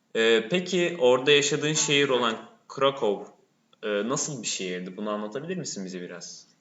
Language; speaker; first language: Turkish; native; Turkish